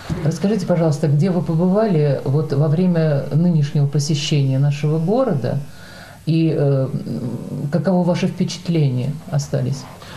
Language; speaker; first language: Russian; native; Russian